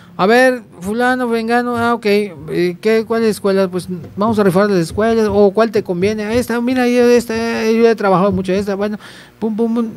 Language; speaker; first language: Spanish; native; Spanish